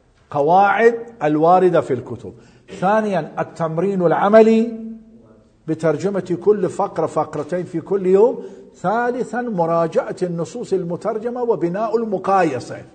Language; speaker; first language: Arabic; non-native, fluent; Persian